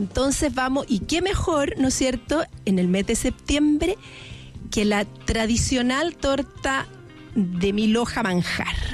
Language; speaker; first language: Spanish; native; Spanish